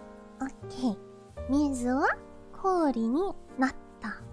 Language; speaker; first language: Japanese; non-native, learner; English